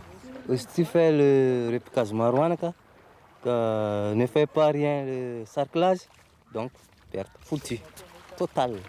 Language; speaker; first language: French; non-native, local second language; Malagasy